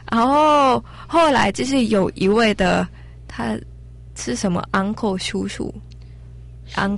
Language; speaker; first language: Chinese; non-native, learner; Thai